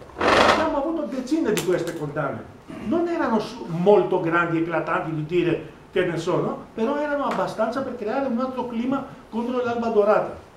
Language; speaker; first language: Italian; non-native, fluent; Greek